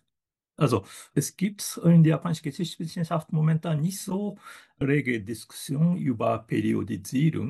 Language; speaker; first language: German; non-native, fluent; Japanese